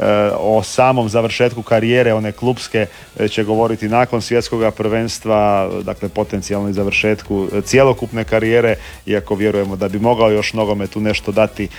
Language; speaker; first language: Serbian; native; Serbian